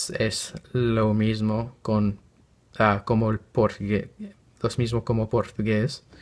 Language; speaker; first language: Spanish; non-native, learner; English